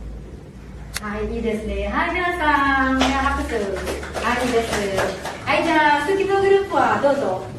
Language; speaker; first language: Japanese; non-native, fluent; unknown